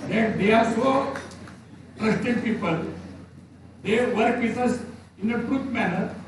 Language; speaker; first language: English; non-native, local second language; Marathi